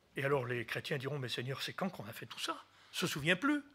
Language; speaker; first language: French; native; French